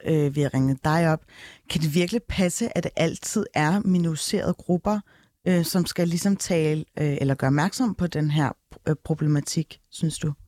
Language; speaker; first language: Danish; early bilingual, other home language; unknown